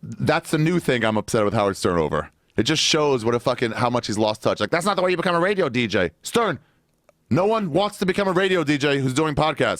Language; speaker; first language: English; native; English